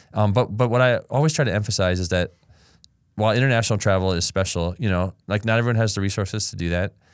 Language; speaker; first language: English; native; English